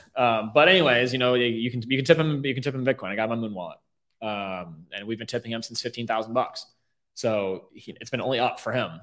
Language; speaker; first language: English; native; English